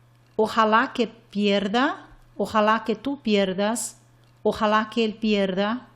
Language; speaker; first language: Spanish; non-native, fluent; English